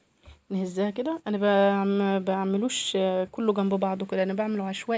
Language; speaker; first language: Arabic; native; Arabic